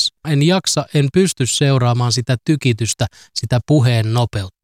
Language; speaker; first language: Finnish; native; Finnish